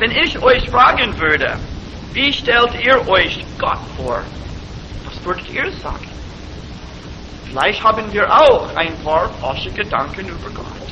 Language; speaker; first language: German; non-native, fluent; English